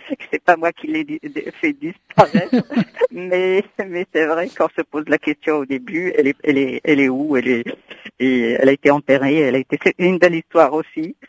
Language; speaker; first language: French; non-native, local second language; Arabic